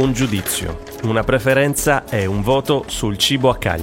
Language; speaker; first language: Italian; native; Italian